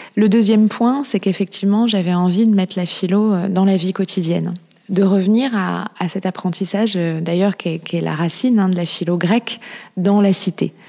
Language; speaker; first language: French; native; French